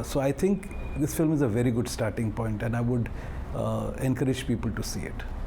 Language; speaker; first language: Hindi; native; Hindi